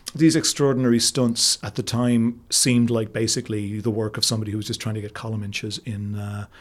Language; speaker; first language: English; native; English